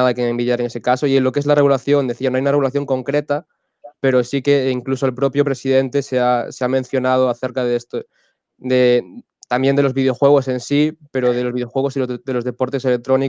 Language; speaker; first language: Spanish; native; Spanish